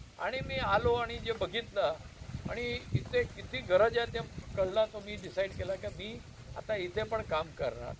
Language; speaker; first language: Marathi; non-native, local second language; Gujarati